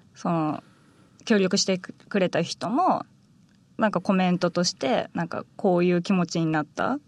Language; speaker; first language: Japanese; native; Japanese